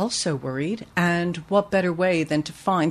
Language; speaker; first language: English; native; English